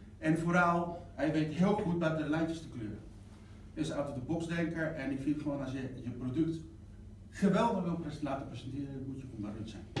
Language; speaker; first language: Dutch; non-native, fluent; Spanish